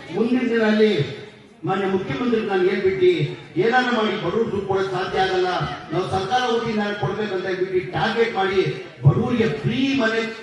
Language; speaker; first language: Kannada; non-native, local second language; Urdu